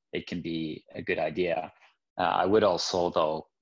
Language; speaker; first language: English; non-native, fluent; Norwegian